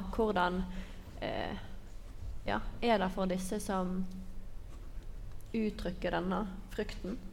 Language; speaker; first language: Norwegian; native; Norwegian